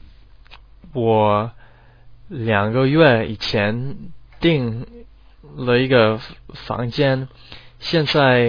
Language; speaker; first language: Chinese; non-native, learner; English